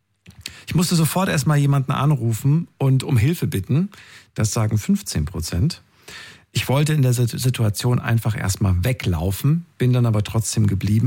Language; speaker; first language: German; native; German